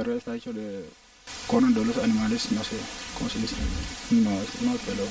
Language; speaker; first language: Spanish; non-native, learner; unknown